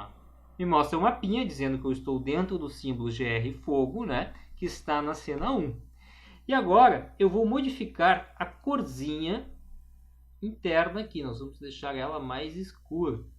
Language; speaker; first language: Portuguese; native; Portuguese